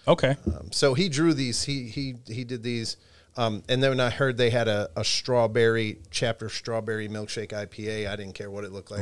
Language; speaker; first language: English; native; English